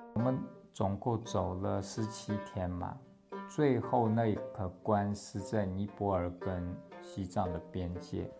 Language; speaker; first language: Chinese; non-native, local second language; Tibetan